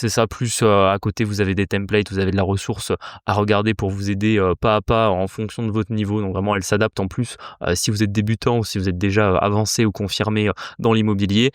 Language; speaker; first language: French; native; French